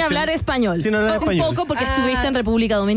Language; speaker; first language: Spanish; native; Spanish